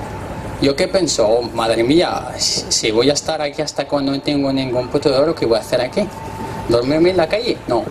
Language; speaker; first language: Spanish; non-native, learner; Arabic